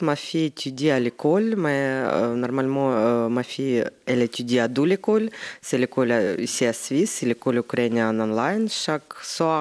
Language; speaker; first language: French; non-native, learner; Ukrainian